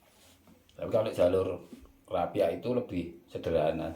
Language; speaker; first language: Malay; non-native, local second language; Javanese